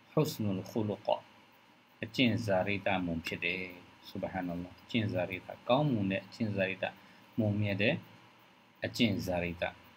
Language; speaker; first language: Burmese; native; Burmese